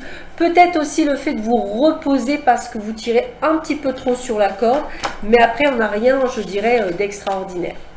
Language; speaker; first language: French; native; French